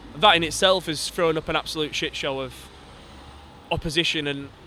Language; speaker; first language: English; native; English